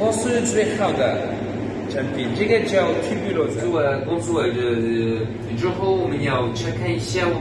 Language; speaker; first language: Chinese; non-native, fluent; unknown